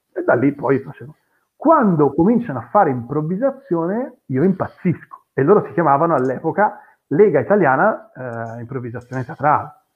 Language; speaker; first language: Italian; native; Italian